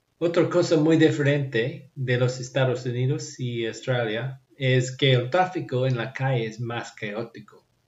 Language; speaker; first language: Spanish; non-native, learner; English